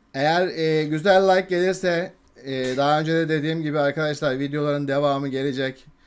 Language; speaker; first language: Turkish; native; Turkish